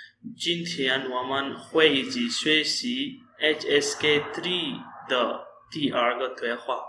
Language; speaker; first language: Chinese; non-native, fluent; Urdu